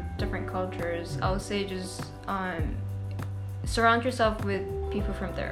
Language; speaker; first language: English; non-native, local second language; Cantonese